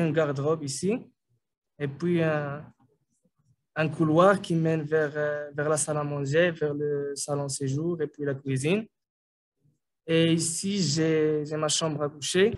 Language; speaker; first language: French; non-native, local second language; Arabic